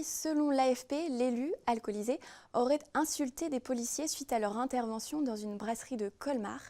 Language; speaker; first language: French; native; French